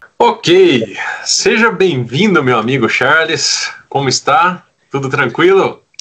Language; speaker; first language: Portuguese; native; Portuguese